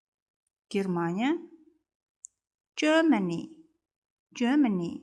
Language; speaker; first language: English; non-native, fluent; Kyrgyz